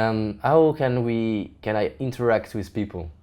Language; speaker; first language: English; non-native, fluent; French